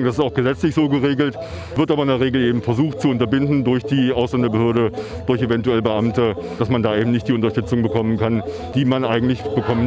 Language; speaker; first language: German; native; German